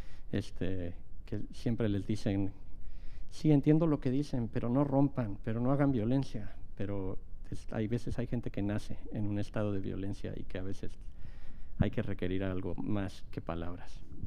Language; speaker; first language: Spanish; native; Spanish